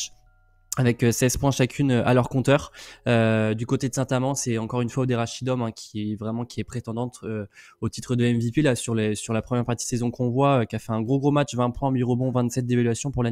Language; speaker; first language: French; native; French